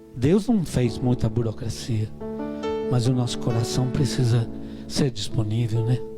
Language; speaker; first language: Portuguese; non-native, fluent; Italian